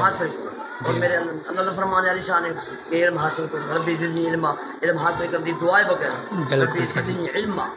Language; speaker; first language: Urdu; non-native, local second language; Saraiki